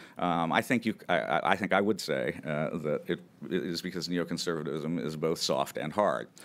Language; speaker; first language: English; native; English